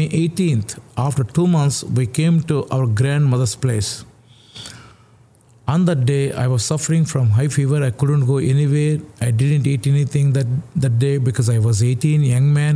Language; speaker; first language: English; non-native, local second language; Telugu